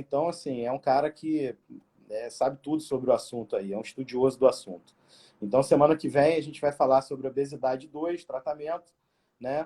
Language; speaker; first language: Portuguese; native; Portuguese